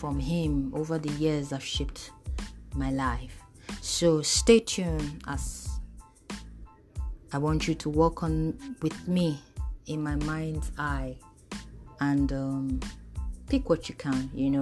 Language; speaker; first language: English; non-native, local second language; Yoruba